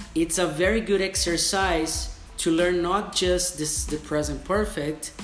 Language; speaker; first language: English; non-native, fluent; Portuguese